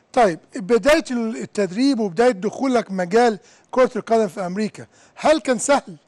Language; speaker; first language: Arabic; native; Arabic